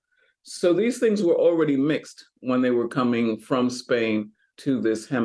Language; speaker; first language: English; native; English